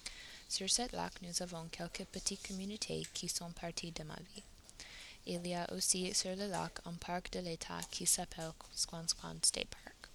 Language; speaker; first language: French; non-native, learner; English